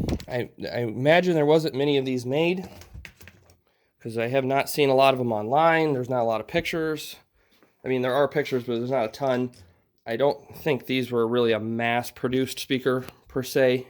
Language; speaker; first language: English; native; English